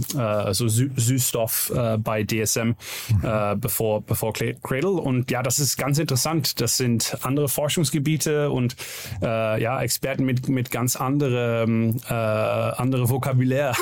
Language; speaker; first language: German; non-native, learner; Dutch